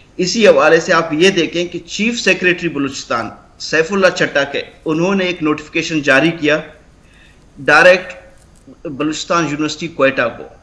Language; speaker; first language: Urdu; non-native, local second language; Baluchi